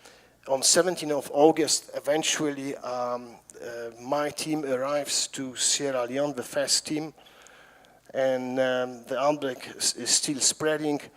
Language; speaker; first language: English; non-native, fluent; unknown